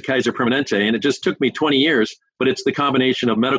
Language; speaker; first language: English; native; English